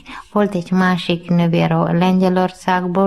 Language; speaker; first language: Hungarian; non-native, learner; Malayalam